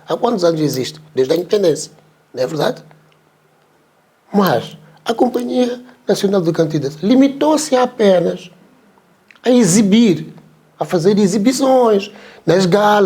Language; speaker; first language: Portuguese; non-native, local second language; Tsonga